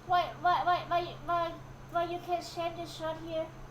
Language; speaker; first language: English; non-native, learner; Thai